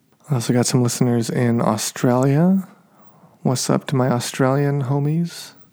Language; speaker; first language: English; native; English